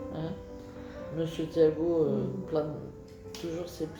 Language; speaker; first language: French; native; French